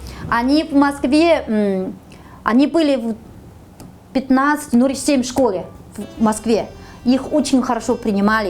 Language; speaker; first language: Russian; non-native, fluent; Chinese